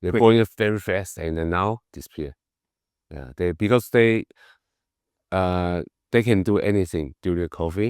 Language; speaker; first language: English; non-native, learner; Chinese